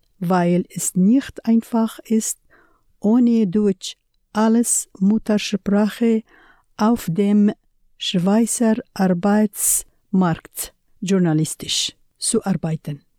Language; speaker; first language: German; non-native, fluent; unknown